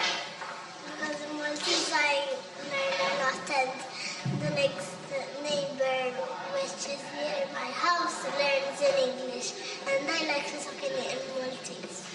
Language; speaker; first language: English; non-native, local second language; Maltese